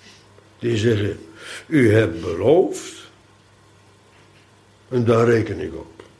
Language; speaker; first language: Dutch; native; Dutch